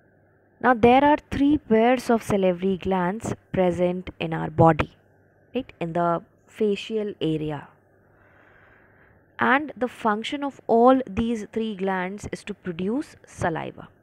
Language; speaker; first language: English; non-native, local second language; Hindi